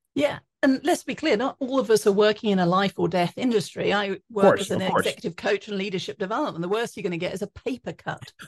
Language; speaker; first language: English; native; English